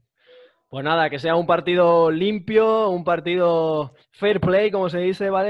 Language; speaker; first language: Spanish; native; Spanish